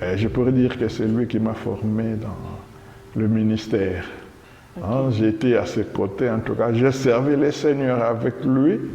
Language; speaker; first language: French; non-native, local second language; Lingala